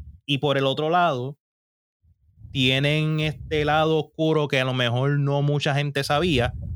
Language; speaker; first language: Spanish; early bilingual, heritage; Spanish